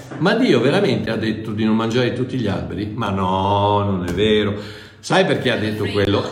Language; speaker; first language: Italian; non-native, fluent; English